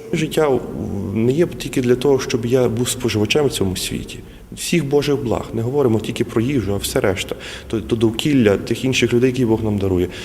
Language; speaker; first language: Ukrainian; native; Ukrainian